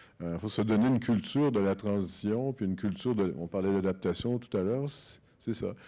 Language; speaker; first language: French; native; French